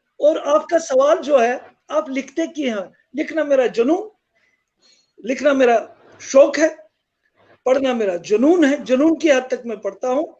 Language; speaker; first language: Hindi; non-native, local second language; Kashmiri